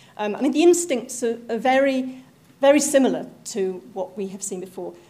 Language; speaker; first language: English; native; English